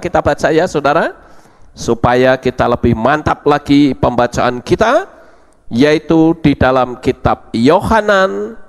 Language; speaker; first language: Indonesian; native; Indonesian